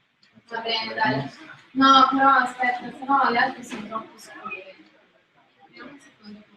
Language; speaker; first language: Italian; native; Italian